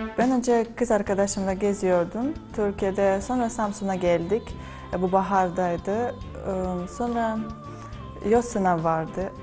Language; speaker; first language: Turkish; non-native, learner; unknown